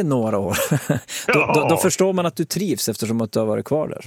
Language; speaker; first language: Swedish; native; Swedish